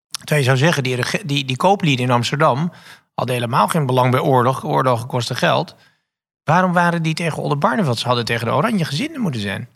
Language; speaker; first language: Dutch; native; Dutch